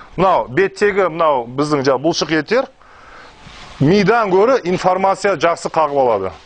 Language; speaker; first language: Kazakh; non-native, local second language; Russian